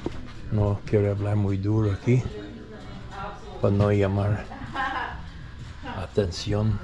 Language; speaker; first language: Spanish; non-native, fluent; English